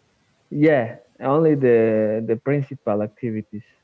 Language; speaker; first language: English; non-native, learner; Spanish